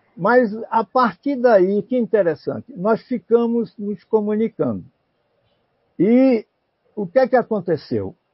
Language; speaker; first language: Portuguese; native; Portuguese